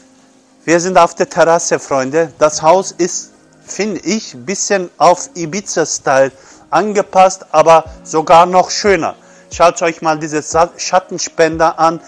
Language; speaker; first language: German; non-native, fluent; Turkish